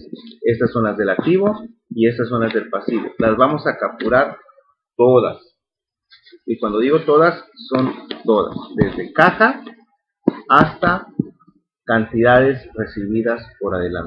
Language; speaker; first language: Spanish; native; Spanish